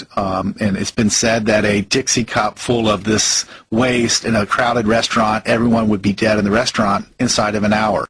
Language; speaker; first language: English; native; English